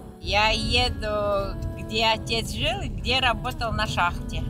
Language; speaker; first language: Russian; non-native, local second language; Korean